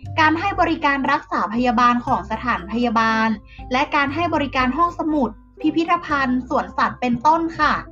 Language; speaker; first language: Thai; native; Thai